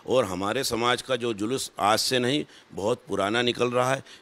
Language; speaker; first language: Hindi; native; Hindi